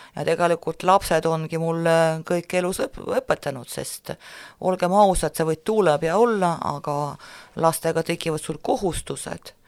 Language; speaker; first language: Estonian; non-native, local second language; Russian